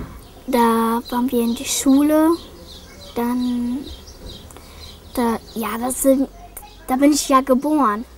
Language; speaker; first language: German; early bilingual, other home language; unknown